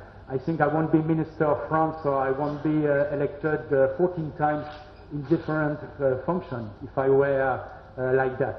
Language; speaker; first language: English; non-native, learner; French